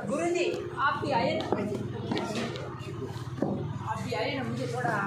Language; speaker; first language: Hindi; non-native, local second language; Marathi